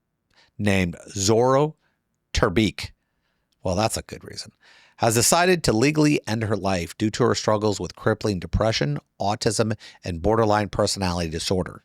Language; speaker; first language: English; native; English